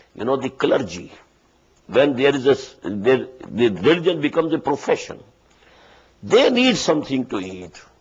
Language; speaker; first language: English; non-native, local second language; Urdu